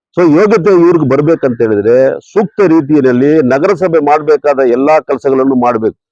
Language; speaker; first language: Kannada; non-native, local second language; Tamil